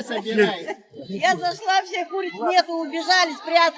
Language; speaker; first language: Russian; native; Russian